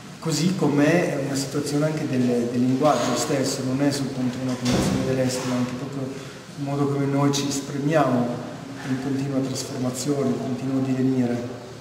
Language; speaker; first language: Italian; non-native, fluent; Albanian